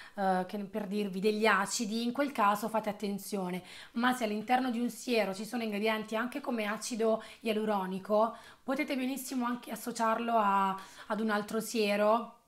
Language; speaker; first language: Italian; native; Italian